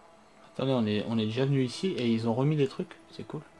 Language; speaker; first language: French; native; French